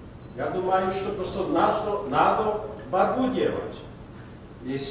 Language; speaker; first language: Russian; non-native, local second language; Georgian